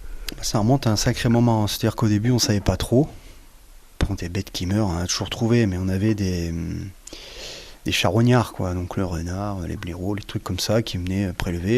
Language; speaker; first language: French; native; French